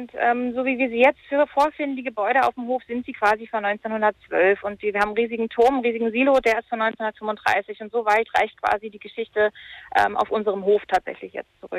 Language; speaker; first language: German; native; German